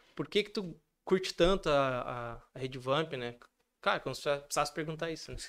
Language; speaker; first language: Portuguese; native; Portuguese